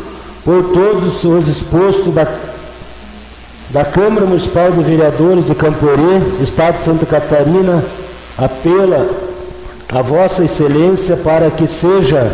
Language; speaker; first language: Portuguese; native; Portuguese